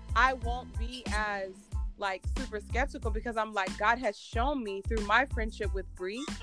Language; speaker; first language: English; native; English